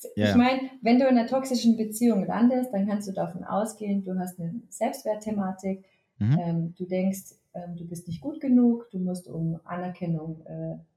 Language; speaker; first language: German; native; German